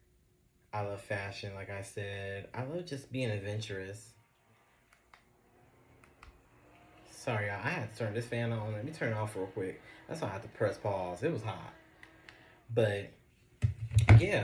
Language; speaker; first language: English; native; English